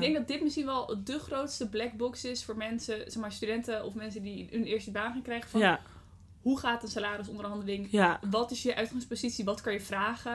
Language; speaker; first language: Dutch; native; Dutch